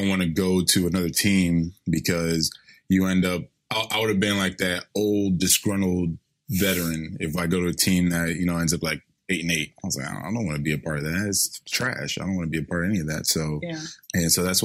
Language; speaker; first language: English; native; English